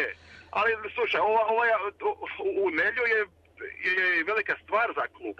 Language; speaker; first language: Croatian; early bilingual, heritage; Croatian